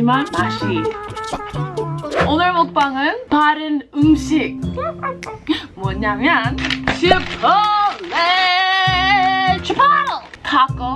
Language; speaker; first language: Korean; non-native, learner; English